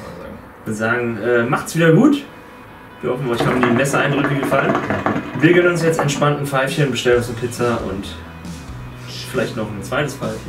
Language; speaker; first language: German; native; German